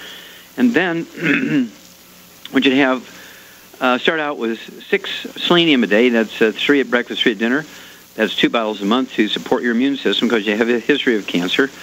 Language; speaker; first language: English; native; English